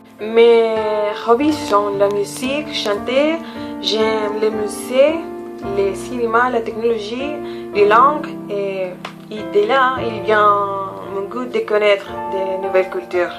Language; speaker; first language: French; non-native, learner; Spanish